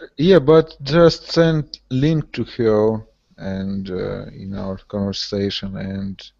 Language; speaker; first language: English; non-native, learner; Russian